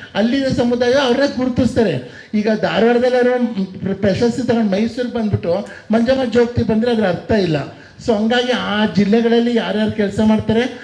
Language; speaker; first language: Kannada; native; Kannada